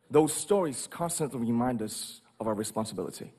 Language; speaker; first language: English; non-native, fluent; Korean